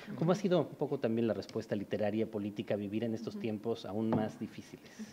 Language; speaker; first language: Spanish; native; Spanish